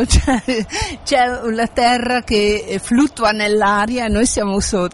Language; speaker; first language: Italian; native; Italian